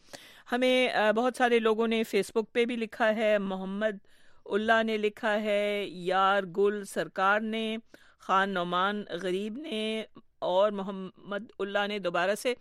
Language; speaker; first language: Urdu; native; Urdu